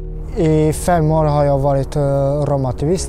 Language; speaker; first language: Swedish; early bilingual, other home language; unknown